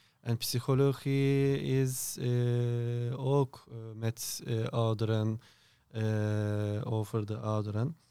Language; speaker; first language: Dutch; non-native, learner; Turkish